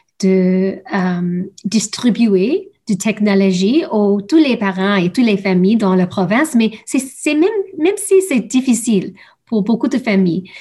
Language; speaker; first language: French; non-native, learner; English